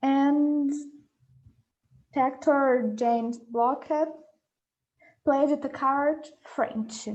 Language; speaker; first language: English; non-native, learner; Portuguese